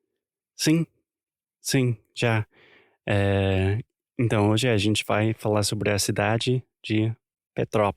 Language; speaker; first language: Portuguese; non-native, fluent; English